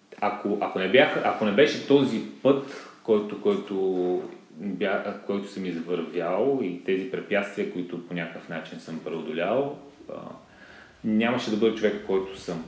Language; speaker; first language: Bulgarian; native; Bulgarian